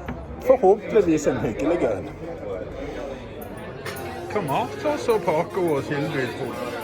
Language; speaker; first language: Norwegian; native; Norwegian